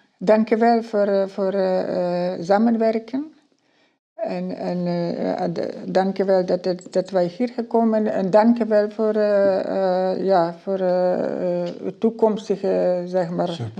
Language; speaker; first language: Dutch; non-native, learner; Ukrainian